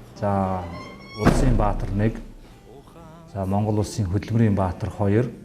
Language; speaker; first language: Mongolian; native; Mongolian